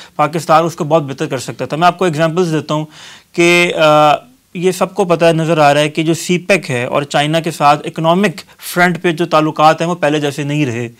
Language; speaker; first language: Urdu; native; Urdu